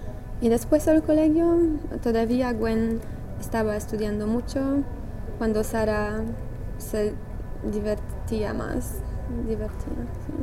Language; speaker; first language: Spanish; non-native, learner; English